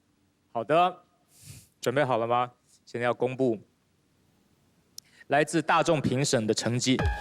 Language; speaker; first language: Chinese; native; Chinese